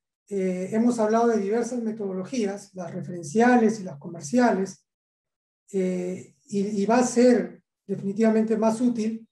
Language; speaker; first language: Spanish; native; Spanish